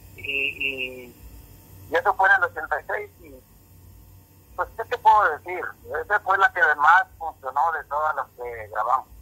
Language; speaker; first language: Spanish; native; Spanish